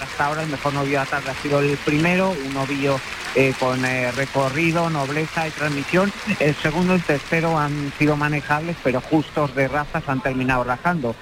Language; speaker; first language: Spanish; native; Spanish